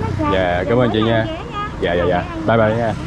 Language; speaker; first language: Vietnamese; non-native, learner; English